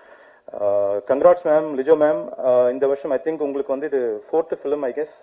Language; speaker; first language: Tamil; native; Tamil